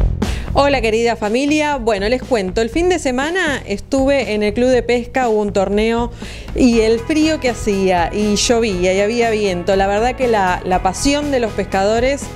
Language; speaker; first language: Spanish; native; Spanish